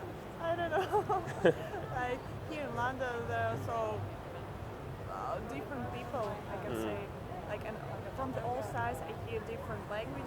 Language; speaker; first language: English; non-native, fluent; Russian